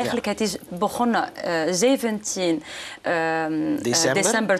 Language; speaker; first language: Dutch; non-native, fluent; Arabic